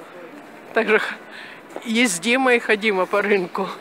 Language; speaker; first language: Polish; non-native, fluent; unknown